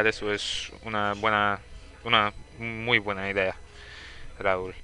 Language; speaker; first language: Spanish; non-native, learner; English